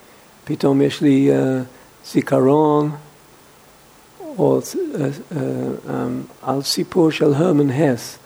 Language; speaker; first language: Hebrew; non-native, fluent; English